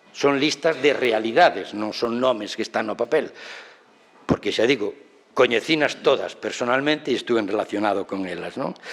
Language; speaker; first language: Galician; non-native, local second language; Spanish